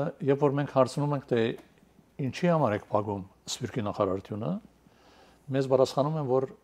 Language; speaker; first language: Armenian; early bilingual, heritage; Armenian